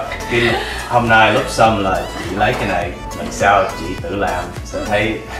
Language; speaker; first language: Vietnamese; early bilingual, other home language; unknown